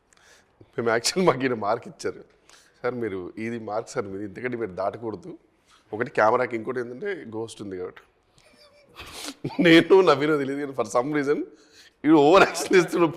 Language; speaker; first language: Telugu; native; Telugu